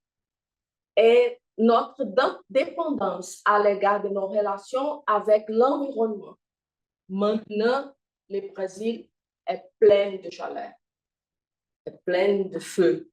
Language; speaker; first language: French; non-native, fluent; Portuguese